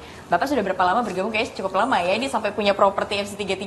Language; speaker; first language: Indonesian; native; Indonesian